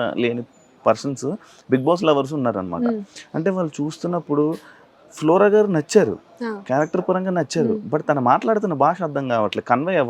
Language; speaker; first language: Telugu; native; Telugu